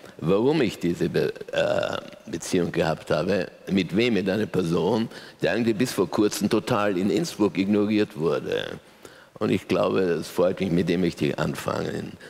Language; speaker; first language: German; native; German